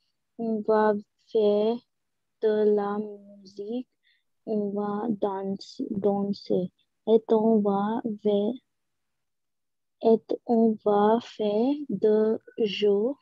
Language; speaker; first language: French; non-native, learner; Hindi